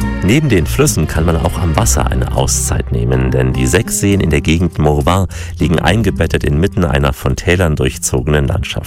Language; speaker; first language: German; native; German